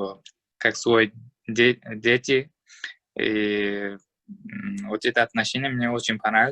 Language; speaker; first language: Russian; non-native, learner; Uzbek